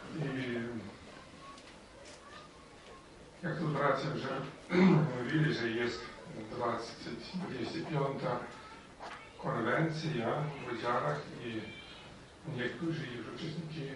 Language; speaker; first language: Polish; non-native, learner; Ukrainian